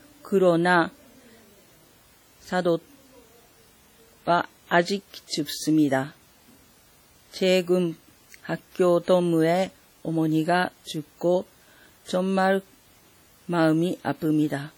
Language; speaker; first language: Korean; non-native, fluent; Japanese